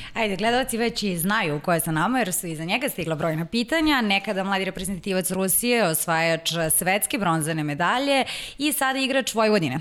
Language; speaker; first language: Serbian; native; Serbian